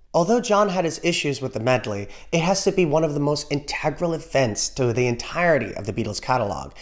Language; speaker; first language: English; native; English